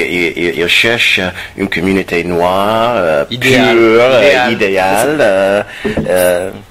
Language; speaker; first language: French; non-native, fluent; English